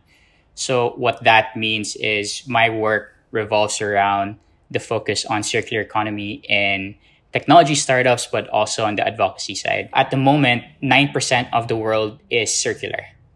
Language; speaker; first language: English; non-native, local second language; Filipino